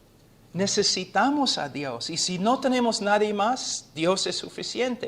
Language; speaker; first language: Spanish; non-native, fluent; English